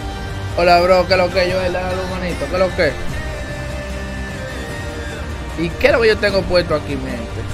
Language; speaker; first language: Spanish; native; Spanish